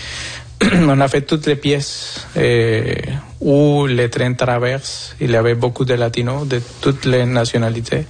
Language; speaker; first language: French; non-native, fluent; Spanish